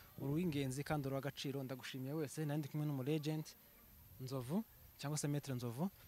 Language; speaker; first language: Kinyarwanda; native; Kinyarwanda